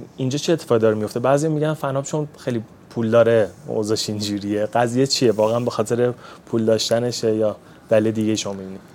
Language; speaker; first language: Persian; native; Persian